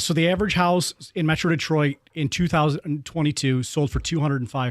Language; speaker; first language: English; native; English